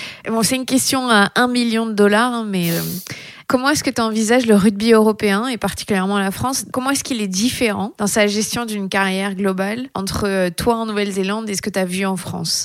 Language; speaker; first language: French; native; French